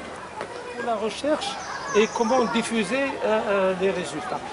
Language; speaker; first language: French; non-native, local second language; Arabic